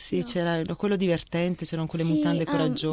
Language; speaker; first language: Italian; native; Italian